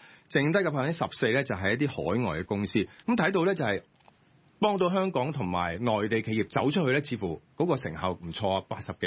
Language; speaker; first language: Cantonese; native; Cantonese